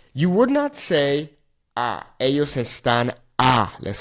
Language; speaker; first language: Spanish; non-native, fluent; English